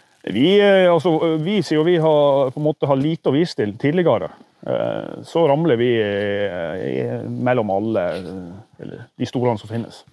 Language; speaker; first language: Norwegian; native; Norwegian